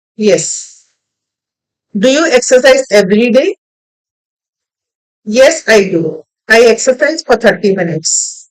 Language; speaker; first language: English; non-native, local second language; Hindi